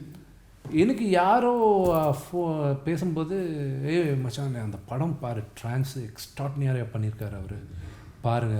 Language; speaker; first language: Tamil; non-native, local second language; Telugu